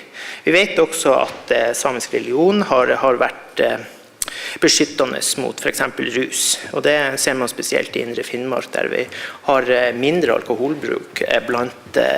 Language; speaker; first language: Norwegian; native; Norwegian